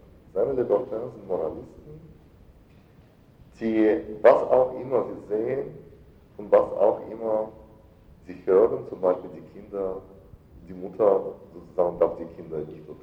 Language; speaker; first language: German; non-native, fluent; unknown